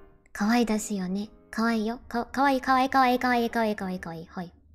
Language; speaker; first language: Japanese; non-native, learner; Russian